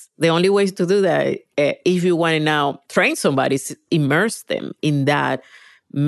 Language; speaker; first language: English; non-native, fluent; Spanish